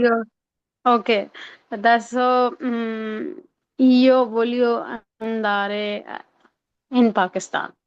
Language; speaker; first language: Italian; non-native, learner; Urdu